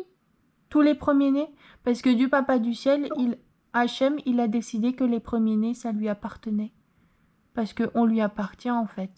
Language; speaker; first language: French; native; French